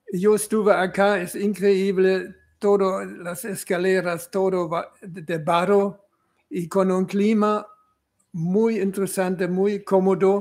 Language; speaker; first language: Spanish; non-native, fluent; German